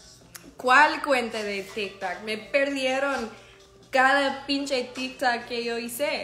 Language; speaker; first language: Spanish; non-native, learner; English